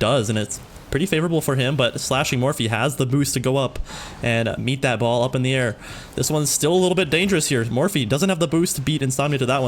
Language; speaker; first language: English; native; English